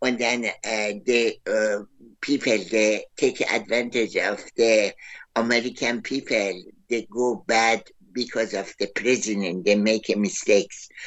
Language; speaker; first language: English; non-native, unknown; Persian